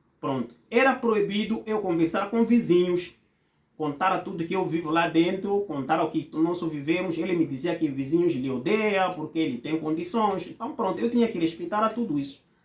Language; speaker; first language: Portuguese; non-native, fluent; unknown